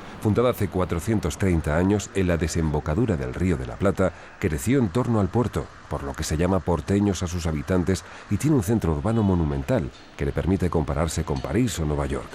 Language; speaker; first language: Spanish; native; Spanish